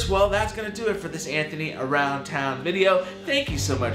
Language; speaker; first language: English; native; English